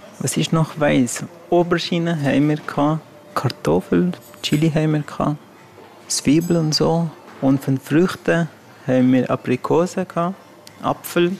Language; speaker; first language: German; non-native, learner; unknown